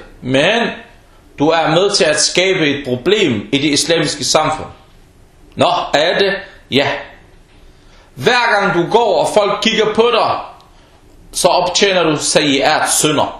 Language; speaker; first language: Danish; early bilingual, other home language; Arabic